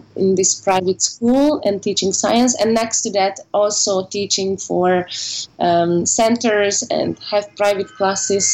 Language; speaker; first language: English; non-native, fluent; Hungarian